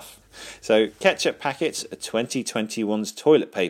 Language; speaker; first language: English; native; English